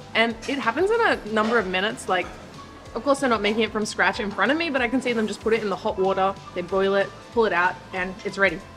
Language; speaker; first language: English; native; English